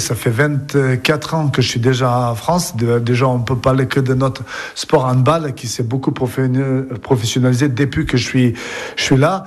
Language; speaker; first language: French; non-native, fluent; Serbian